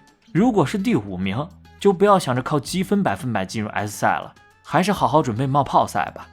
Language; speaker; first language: Chinese; native; Chinese